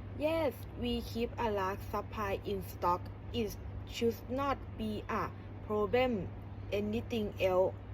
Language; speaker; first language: English; non-native, learner; Thai